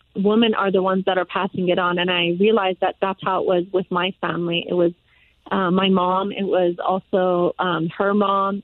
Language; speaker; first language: English; early bilingual, other home language; Persian